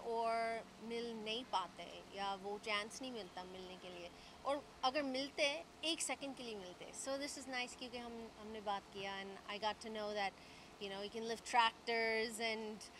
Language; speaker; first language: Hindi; early bilingual, heritage; English